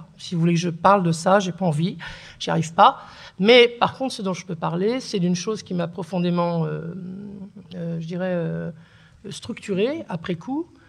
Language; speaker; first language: French; early bilingual, other home language; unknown